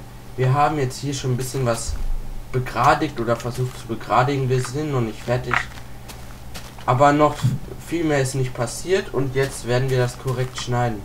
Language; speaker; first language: German; native; German